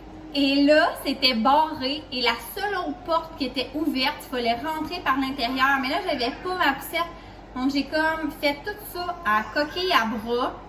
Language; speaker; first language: French; native; French